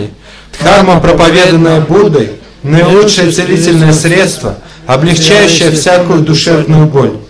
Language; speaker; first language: Russian; native; Russian